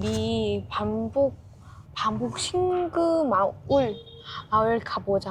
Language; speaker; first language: Korean; non-native, learner; Vietnamese